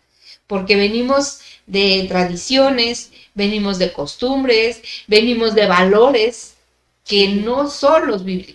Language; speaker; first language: Spanish; native; Spanish